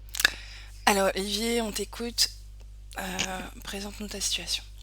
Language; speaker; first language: French; native; French